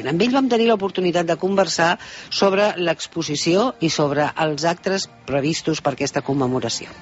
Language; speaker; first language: Catalan; native; Catalan